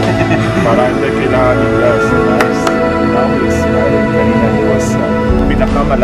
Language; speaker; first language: Filipino; non-native, learner; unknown